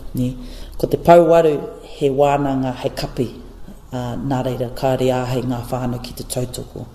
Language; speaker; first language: Māori; non-native, local second language; English